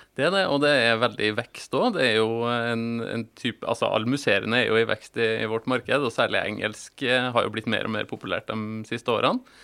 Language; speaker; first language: Norwegian; native; Norwegian